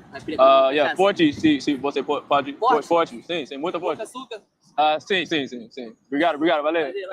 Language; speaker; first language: Portuguese; non-native, learner; English